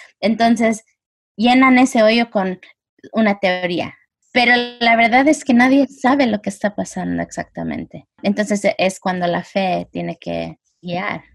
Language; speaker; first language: Spanish; early bilingual, heritage; Spanish